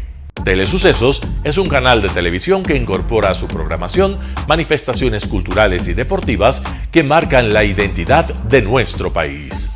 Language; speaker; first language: Spanish; native; Spanish